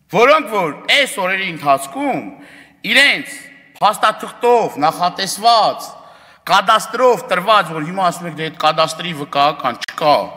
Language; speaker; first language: Armenian; native; Armenian